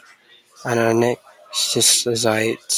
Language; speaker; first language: German; non-native, learner; English